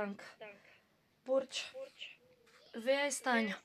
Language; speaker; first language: German; non-native, fluent; Macedonian